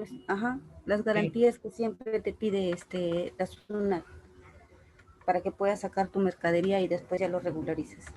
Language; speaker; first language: Spanish; native; Spanish